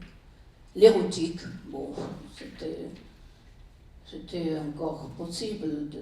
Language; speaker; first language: French; non-native, fluent; German